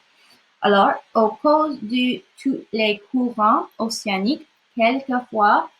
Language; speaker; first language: French; non-native, local second language; English